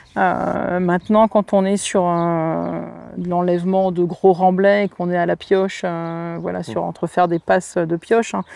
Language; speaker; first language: French; native; French